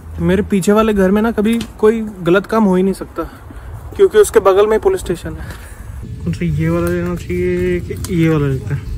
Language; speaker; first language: Hindi; native; Hindi